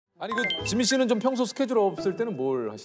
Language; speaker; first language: Korean; native; Korean